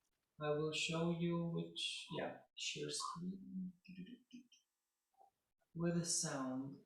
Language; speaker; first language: English; non-native, fluent; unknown